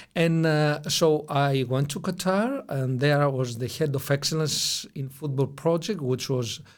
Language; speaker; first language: English; non-native, fluent; Greek